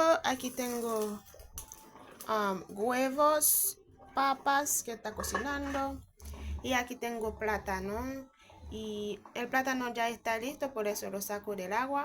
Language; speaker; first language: Spanish; non-native, fluent; Haitian Creole